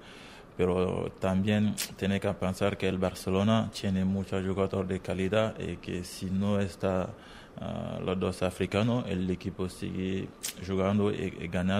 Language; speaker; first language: Spanish; non-native, learner; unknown